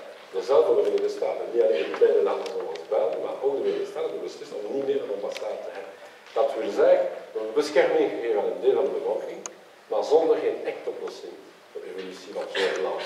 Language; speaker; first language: Dutch; non-native, local second language; French